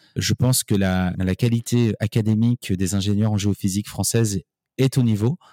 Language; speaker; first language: French; native; French